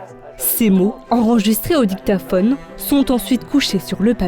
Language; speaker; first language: French; native; French